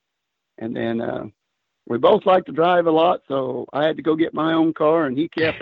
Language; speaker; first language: English; native; English